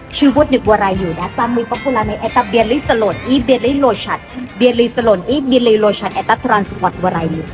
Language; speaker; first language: Russian; non-native, learner; Thai